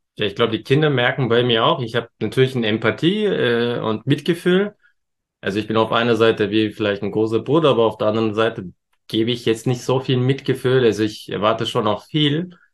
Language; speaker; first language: German; early bilingual, other home language; Turkish